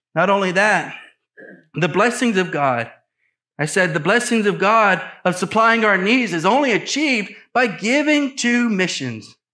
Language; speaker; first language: English; native; English